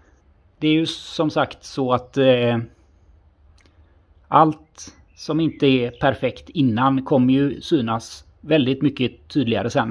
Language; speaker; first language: Swedish; native; Swedish